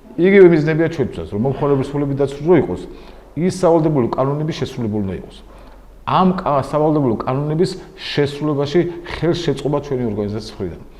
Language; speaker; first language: Georgian; native; Georgian